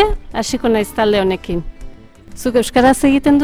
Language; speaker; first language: Basque; native; Basque